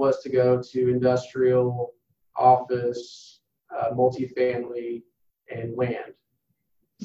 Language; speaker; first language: English; native; English